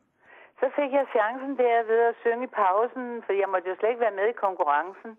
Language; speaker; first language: Danish; native; Danish